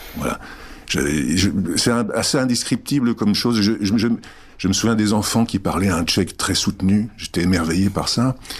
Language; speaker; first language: French; early bilingual, other home language; Czech